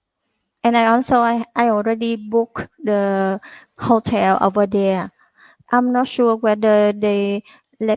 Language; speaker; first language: English; non-native, learner; Vietnamese